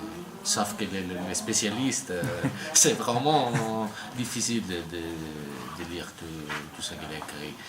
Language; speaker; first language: French; non-native, learner; Italian